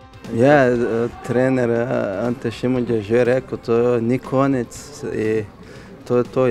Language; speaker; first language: Slovenian; non-native, learner; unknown